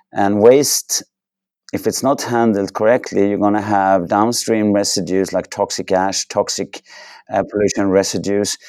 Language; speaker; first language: English; non-native, fluent; Swedish